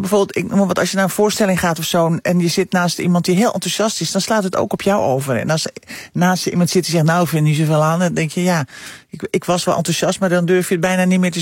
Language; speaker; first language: Dutch; native; Dutch